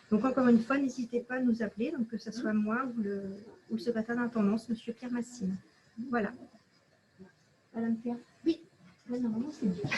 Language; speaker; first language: French; native; French